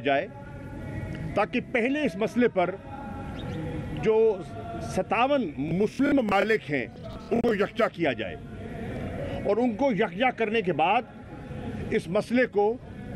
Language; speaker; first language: Urdu; non-native, local second language; Saraiki